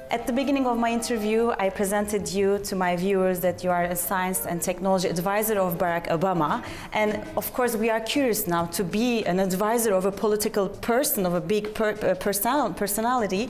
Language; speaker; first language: English; non-native, fluent; Turkish